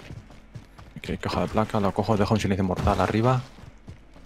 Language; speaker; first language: Spanish; native; Spanish